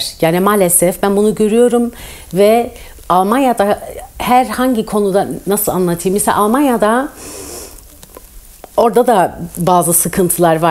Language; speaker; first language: Turkish; early bilingual, heritage; Turkish